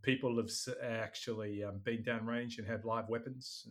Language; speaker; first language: English; native; English